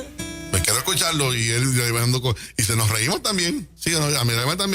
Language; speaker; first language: Spanish; native; Spanish